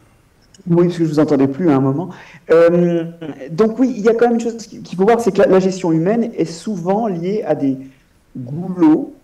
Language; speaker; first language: French; native; French